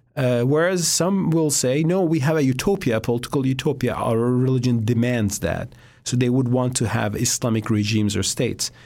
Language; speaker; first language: English; non-native, fluent; Turkish